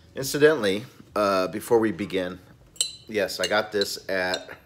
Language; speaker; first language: English; native; English